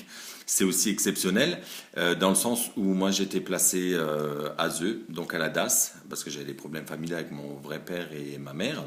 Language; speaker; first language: French; native; French